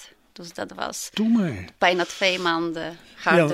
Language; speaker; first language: Dutch; non-native, learner; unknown